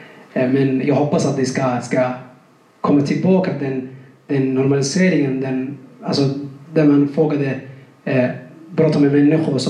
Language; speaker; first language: Swedish; non-native, fluent; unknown